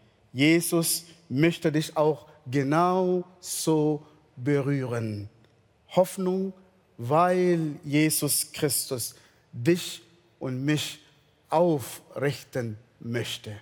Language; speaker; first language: German; non-native, fluent; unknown